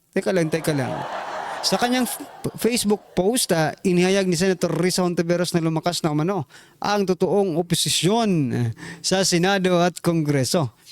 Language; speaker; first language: Filipino; native; Filipino